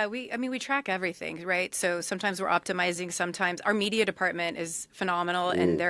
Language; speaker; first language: English; native; English